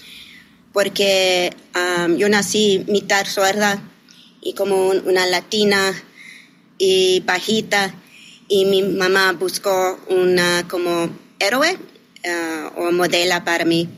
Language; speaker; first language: Spanish; early bilingual, heritage; English